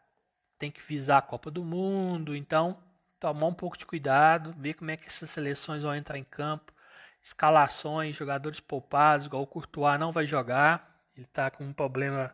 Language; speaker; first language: Portuguese; native; Portuguese